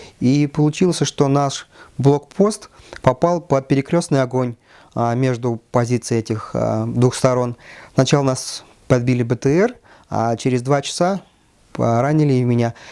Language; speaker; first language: Russian; native; Russian